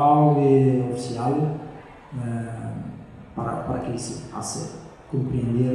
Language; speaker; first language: Spanish; non-native, fluent; Portuguese